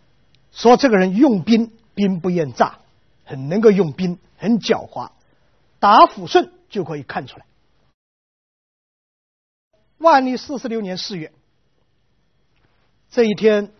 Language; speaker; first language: Chinese; native; Chinese